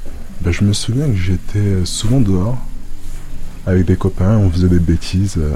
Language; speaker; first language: French; early bilingual, other home language; Arabic